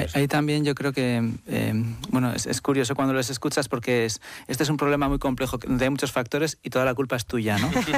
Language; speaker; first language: Spanish; native; Spanish